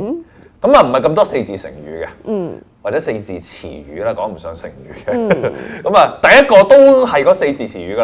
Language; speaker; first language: Cantonese; native; Cantonese